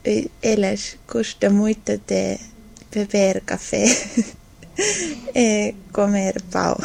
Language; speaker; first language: Portuguese; non-native, learner; Estonian